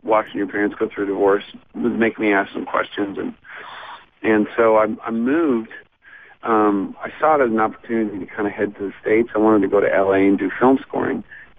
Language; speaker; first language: English; native; English